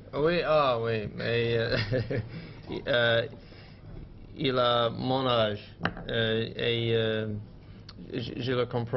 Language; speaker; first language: French; non-native, learner; English